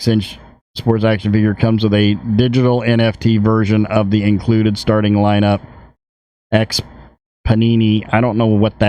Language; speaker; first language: English; native; English